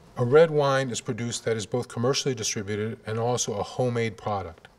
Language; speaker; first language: English; native; English